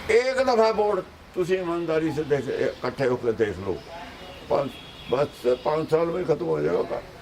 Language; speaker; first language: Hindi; non-native, local second language; Punjabi